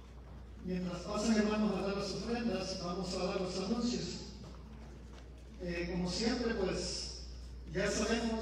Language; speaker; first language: Spanish; native; Spanish